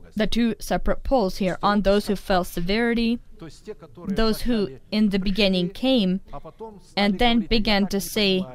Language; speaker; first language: English; non-native, fluent; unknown